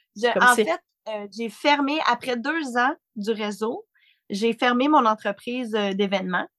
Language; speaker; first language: French; native; French